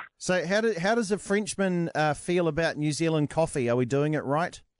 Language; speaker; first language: English; native; English